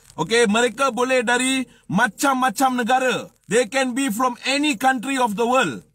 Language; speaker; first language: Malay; non-native, local second language; Tamil